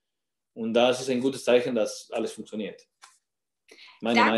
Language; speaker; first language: German; non-native, fluent; Spanish